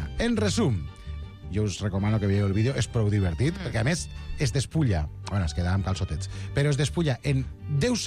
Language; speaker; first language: Catalan; native; Catalan